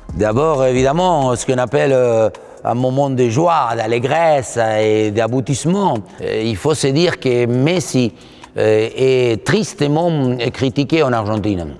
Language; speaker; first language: French; non-native, fluent; Spanish